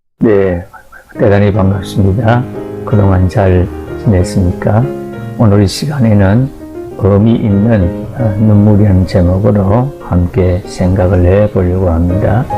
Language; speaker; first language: Korean; native; Korean